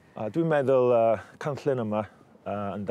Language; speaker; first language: Welsh; non-native, learner; English